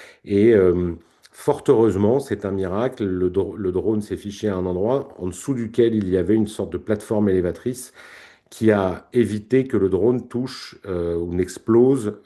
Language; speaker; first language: French; native; French